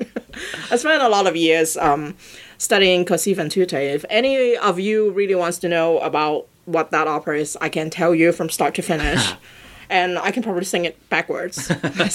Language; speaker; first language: English; non-native, local second language; Cantonese